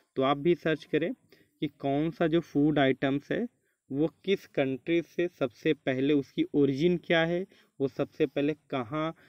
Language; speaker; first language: Hindi; native; Hindi